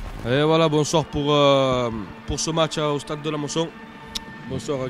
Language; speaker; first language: French; native; French